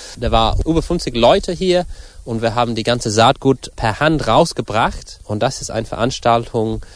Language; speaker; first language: German; non-native, fluent; English